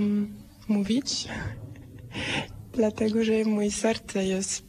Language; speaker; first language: Polish; early bilingual, heritage; French